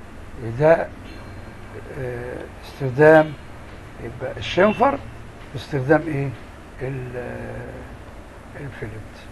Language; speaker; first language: Arabic; native; Arabic